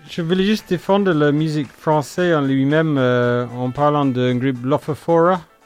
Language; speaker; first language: French; non-native, fluent; English